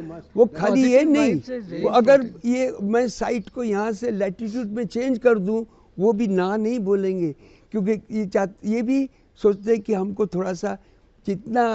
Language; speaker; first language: Hindi; native; Hindi